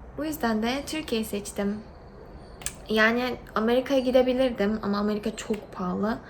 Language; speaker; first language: Turkish; early bilingual, other home language; Korean